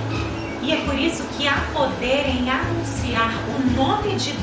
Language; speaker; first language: Portuguese; native; Portuguese